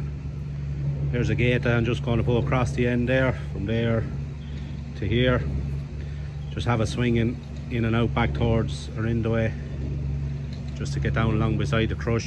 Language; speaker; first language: English; native; English